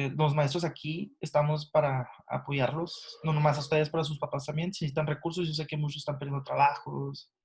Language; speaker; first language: Spanish; early bilingual, heritage; Spanish